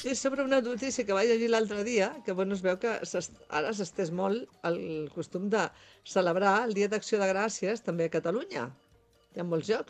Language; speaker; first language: Catalan; native; Catalan